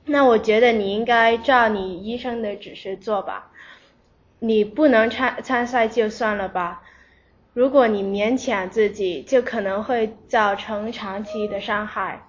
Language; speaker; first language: Chinese; non-native, local second language; Cantonese